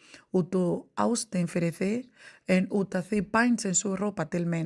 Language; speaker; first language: Icelandic; non-native, learner; Spanish